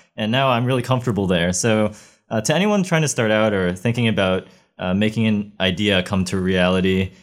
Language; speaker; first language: English; native; English